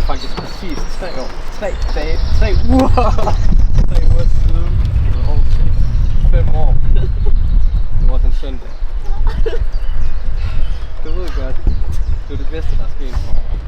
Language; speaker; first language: Danish; early bilingual, other home language; Tamil